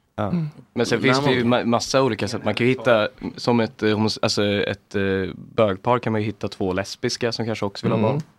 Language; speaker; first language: Swedish; early bilingual, other home language; English